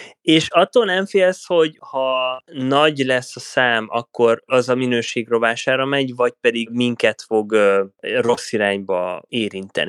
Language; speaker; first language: Hungarian; native; Hungarian